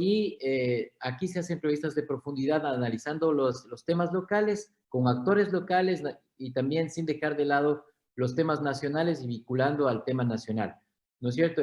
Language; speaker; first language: Spanish; native; Spanish